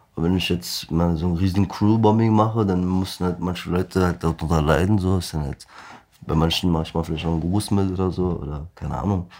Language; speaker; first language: German; early bilingual, other home language; Turkish